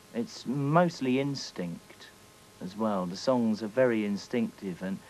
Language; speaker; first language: English; native; English